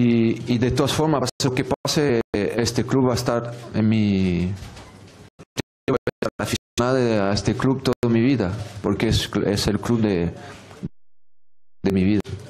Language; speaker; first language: Spanish; non-native, fluent; French